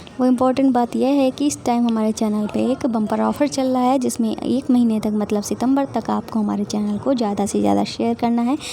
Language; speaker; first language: Hindi; native; Hindi